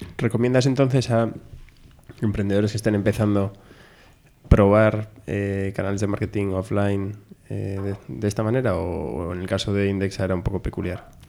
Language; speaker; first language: Spanish; native; Spanish